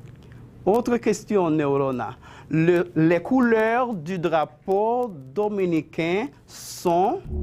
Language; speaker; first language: French; non-native, fluent; Spanish